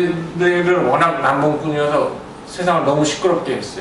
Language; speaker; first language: Korean; native; Korean